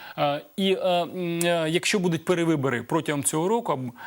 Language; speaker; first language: Ukrainian; native; Ukrainian